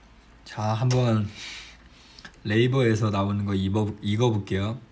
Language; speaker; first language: Korean; non-native, fluent; Chinese